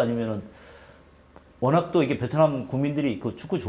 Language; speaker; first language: Korean; native; Korean